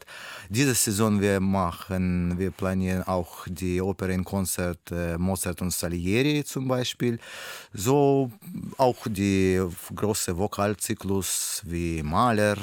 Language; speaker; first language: German; non-native, fluent; Russian